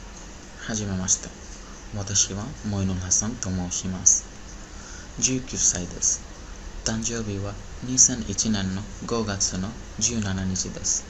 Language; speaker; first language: Japanese; non-native, learner; Bangla